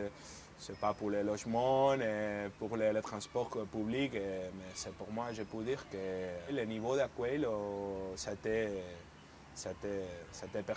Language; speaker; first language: French; non-native, fluent; Spanish